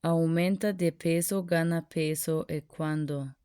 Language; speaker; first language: Spanish; non-native, learner; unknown